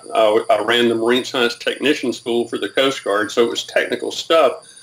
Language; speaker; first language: English; native; English